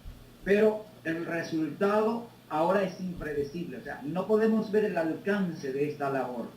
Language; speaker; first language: Spanish; native; Spanish